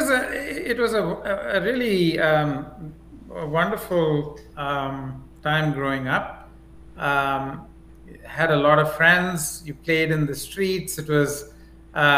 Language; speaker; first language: English; non-native, local second language; Tamil